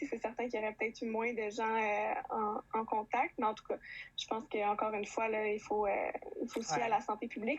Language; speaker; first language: French; native; French